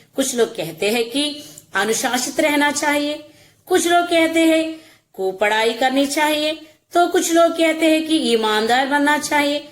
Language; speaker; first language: Hindi; non-native, local second language; Telugu